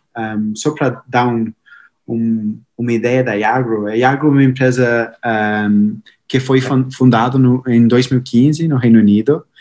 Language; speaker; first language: Portuguese; non-native, fluent; English